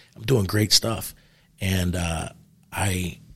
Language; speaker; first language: English; native; English